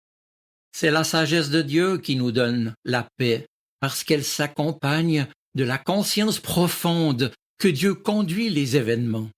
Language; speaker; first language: French; native; French